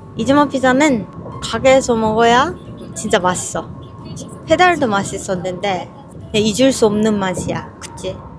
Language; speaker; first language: Korean; non-native, fluent; Japanese